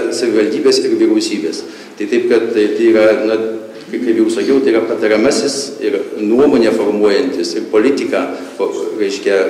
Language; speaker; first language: Lithuanian; native; Lithuanian